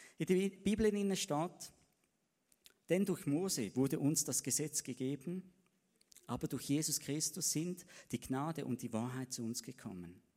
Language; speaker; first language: German; native; German